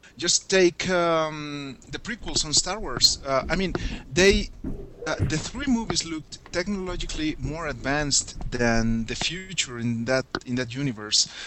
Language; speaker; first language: English; non-native, fluent; Spanish